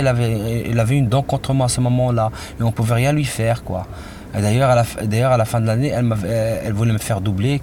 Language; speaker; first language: French; native; French